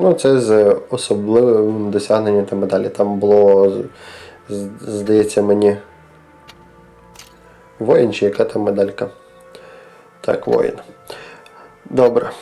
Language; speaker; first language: Ukrainian; native; Ukrainian